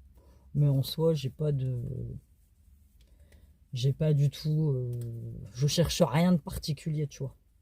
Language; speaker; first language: French; native; French